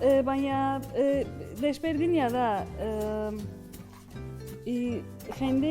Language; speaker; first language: Basque; non-native, learner; Turkish